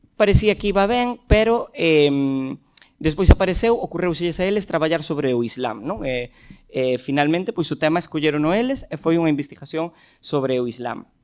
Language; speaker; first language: Galician; native; Galician